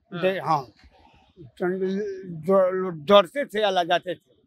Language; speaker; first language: Hindi; native; Hindi